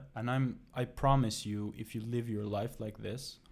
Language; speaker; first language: English; non-native, fluent; Persian